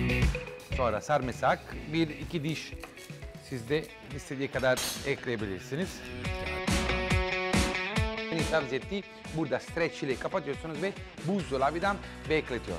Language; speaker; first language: Turkish; non-native, learner; Italian